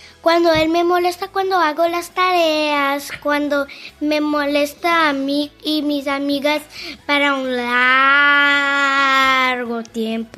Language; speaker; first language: Spanish; early bilingual, heritage; Spanish